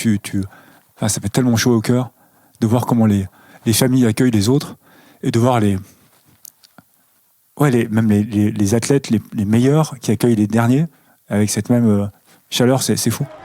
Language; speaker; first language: French; native; French